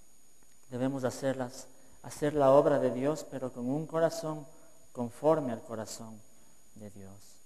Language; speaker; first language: Spanish; native; Spanish